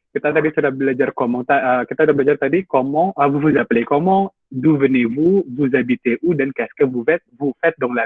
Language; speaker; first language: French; non-native, fluent; Indonesian